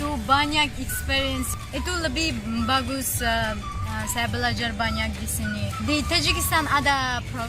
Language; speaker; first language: Indonesian; non-native, learner; Tajik